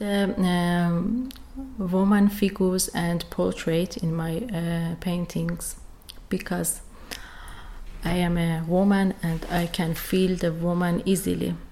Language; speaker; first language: English; non-native, learner; Persian